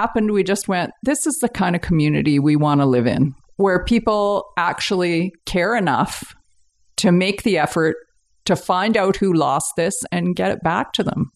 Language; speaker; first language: English; native; English